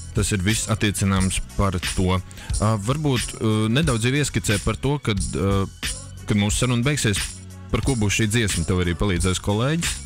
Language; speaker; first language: Latvian; native; Latvian